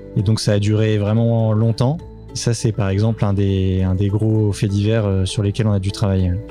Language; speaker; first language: French; native; French